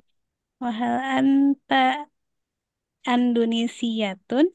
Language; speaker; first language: Arabic; non-native, learner; Indonesian